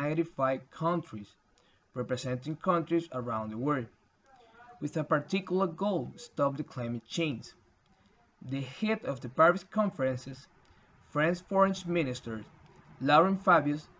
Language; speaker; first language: English; non-native, learner; Spanish